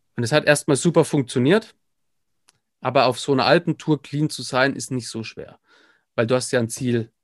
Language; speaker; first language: German; native; German